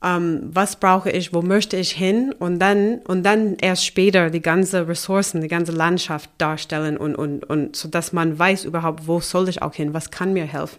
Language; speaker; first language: German; non-native, fluent; English